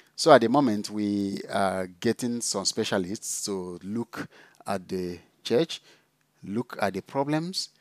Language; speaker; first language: English; non-native, local second language; Igbo